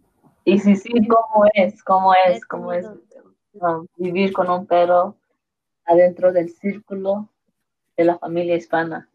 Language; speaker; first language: Spanish; early bilingual, heritage; Spanish